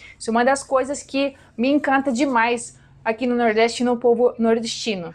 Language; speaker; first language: Portuguese; non-native, fluent; Russian